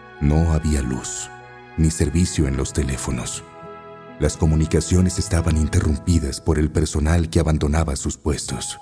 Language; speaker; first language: Spanish; native; Spanish